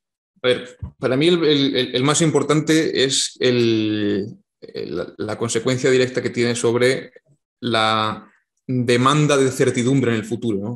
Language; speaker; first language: Spanish; native; Spanish